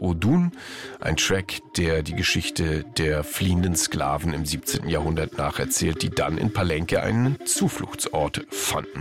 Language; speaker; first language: German; native; German